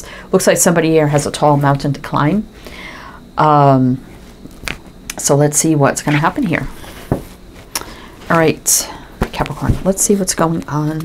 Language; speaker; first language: English; native; English